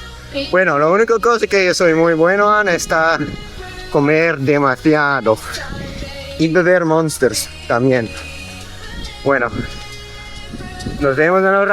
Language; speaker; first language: Spanish; non-native, learner; Dutch